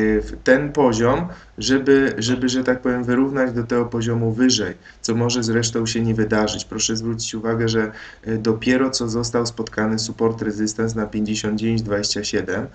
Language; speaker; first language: Polish; native; Polish